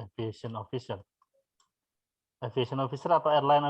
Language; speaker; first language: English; non-native, fluent; Indonesian